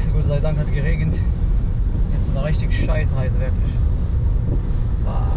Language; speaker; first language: German; non-native, fluent; Arabic